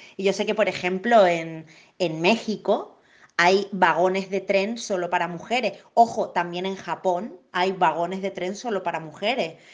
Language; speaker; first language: Spanish; native; Spanish